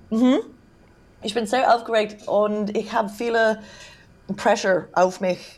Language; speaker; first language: German; non-native, fluent; English